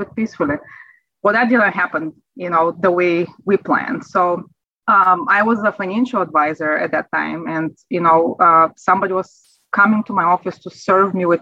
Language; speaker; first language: English; non-native, fluent; Bulgarian